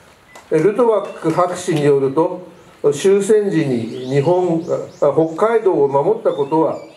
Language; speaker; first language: Japanese; native; Japanese